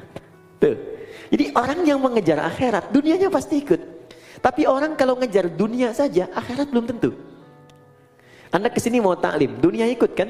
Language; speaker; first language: Indonesian; native; Indonesian